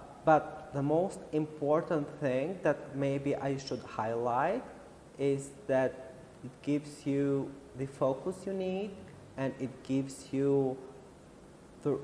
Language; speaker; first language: English; non-native, fluent; Albanian